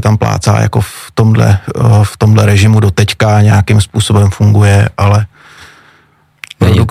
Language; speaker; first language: Czech; native; Czech